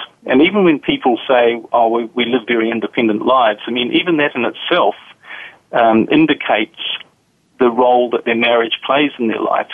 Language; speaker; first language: English; native; English